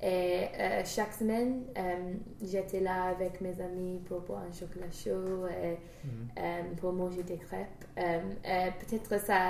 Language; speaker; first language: French; non-native, learner; English